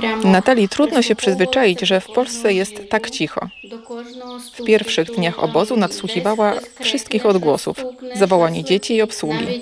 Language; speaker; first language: Polish; native; Polish